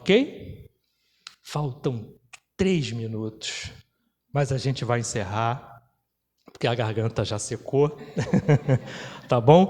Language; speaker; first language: Portuguese; native; Portuguese